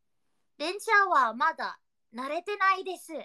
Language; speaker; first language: Japanese; non-native, learner; Indonesian